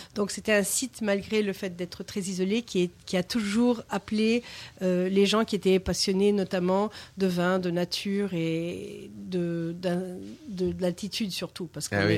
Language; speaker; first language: French; non-native, fluent; English